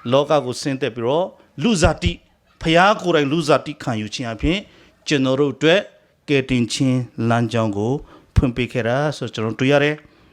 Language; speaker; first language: Burmese; non-native, local second language; Hakha Chin